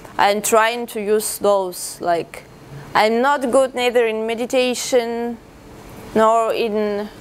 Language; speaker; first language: English; non-native, fluent; Russian